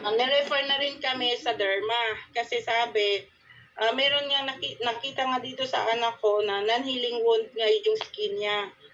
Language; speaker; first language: Filipino; non-native, local second language; Cebuano